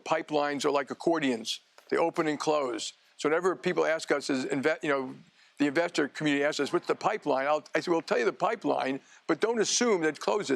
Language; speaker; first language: English; native; English